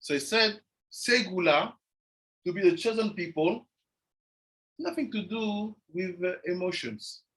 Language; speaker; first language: English; non-native, fluent; French